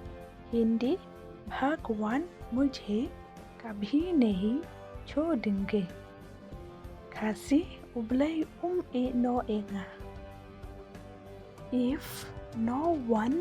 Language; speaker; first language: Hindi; non-native, local second language; Khasi